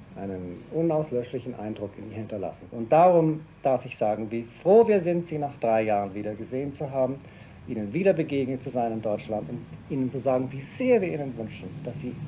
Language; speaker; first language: German; native; German